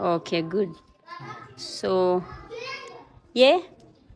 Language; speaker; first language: Hindi; non-native, local second language; Telugu